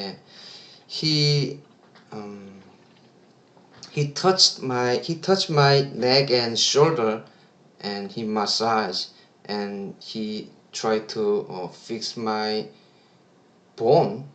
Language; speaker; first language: English; non-native, learner; Korean